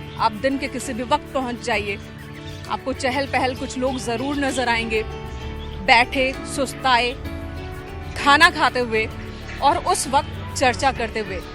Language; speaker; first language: Hindi; native; Hindi